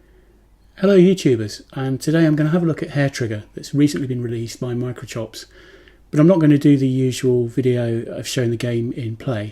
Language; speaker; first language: English; native; English